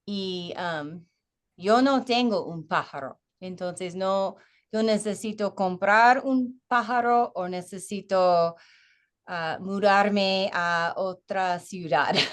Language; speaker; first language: Spanish; non-native, learner; English